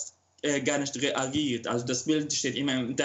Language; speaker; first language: German; non-native, local second language; Arabic